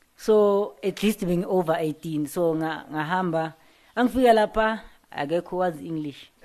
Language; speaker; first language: Zulu; non-native, local second language; South Ndebele